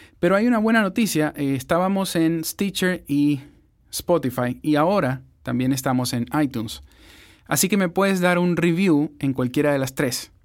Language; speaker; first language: Spanish; native; Spanish